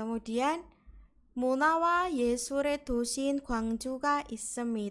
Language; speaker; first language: Korean; non-native, fluent; Indonesian